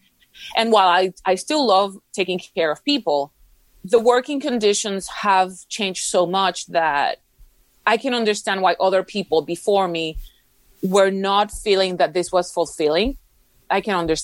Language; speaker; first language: English; non-native, fluent; Spanish